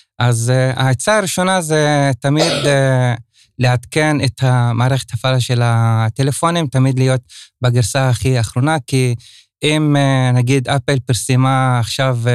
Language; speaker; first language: Hebrew; non-native, local second language; Arabic